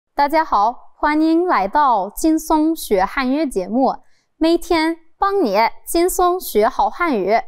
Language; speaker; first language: Chinese; non-native, fluent; Arabic